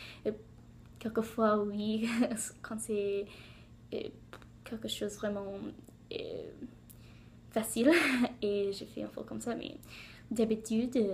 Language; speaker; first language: French; non-native, learner; English